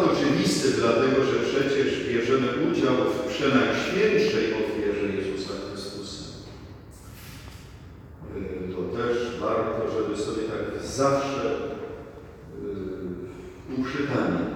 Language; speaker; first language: Polish; native; Polish